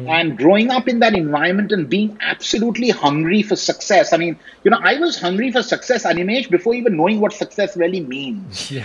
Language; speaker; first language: English; non-native, local second language; Hindi